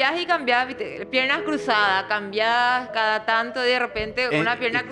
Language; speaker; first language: Spanish; native; Spanish